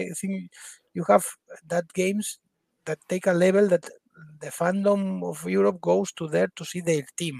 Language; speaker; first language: English; non-native, fluent; Spanish